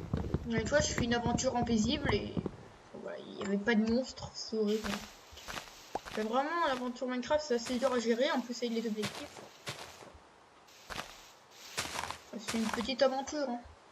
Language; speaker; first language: French; native; French